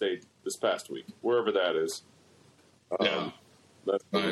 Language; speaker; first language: English; native; English